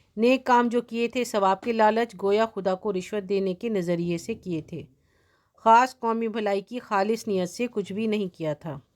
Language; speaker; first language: Urdu; native; Urdu